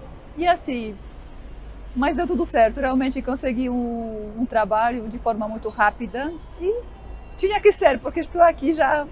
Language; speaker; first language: Portuguese; non-native, fluent; Polish